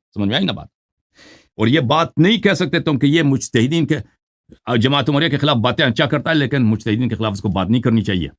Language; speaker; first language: Urdu; non-native, fluent; Persian